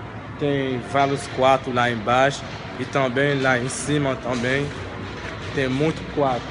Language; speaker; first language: Portuguese; non-native, learner; Haitian Creole